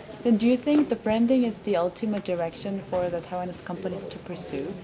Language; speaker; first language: English; non-native, fluent; Korean